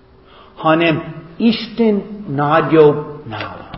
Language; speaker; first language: Hungarian; non-native, fluent; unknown